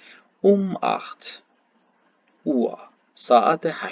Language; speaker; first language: German; non-native, learner; Baluchi